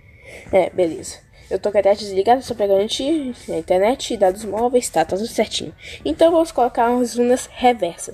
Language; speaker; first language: Portuguese; native; Portuguese